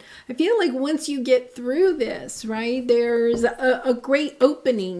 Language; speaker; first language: English; native; English